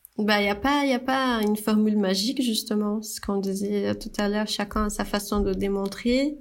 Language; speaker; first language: French; non-native, fluent; Portuguese